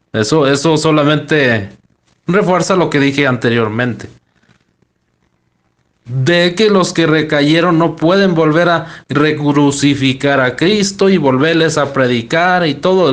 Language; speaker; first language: Spanish; native; Spanish